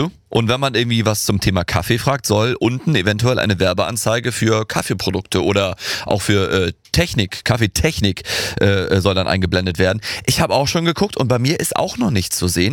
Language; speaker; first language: German; native; German